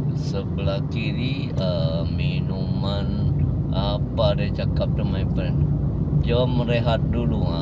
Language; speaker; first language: Malay; native; Malay